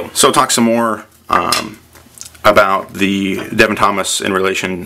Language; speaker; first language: English; native; English